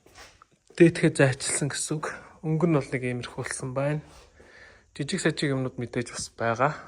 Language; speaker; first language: Mongolian; native; Mongolian